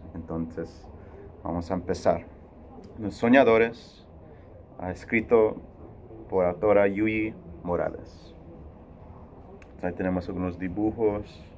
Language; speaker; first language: Spanish; early bilingual, heritage; Spanish